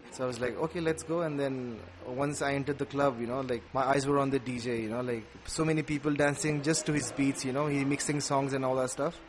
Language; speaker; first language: English; non-native, local second language; Nepali